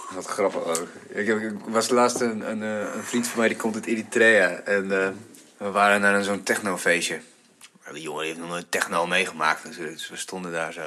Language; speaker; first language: Dutch; early bilingual, other home language; Bulgarian